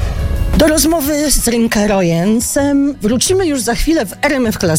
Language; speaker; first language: Polish; native; Polish